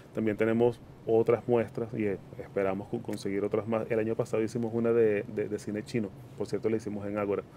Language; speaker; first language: Spanish; native; Spanish